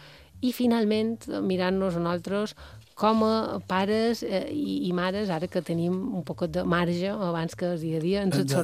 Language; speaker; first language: Catalan; native; Catalan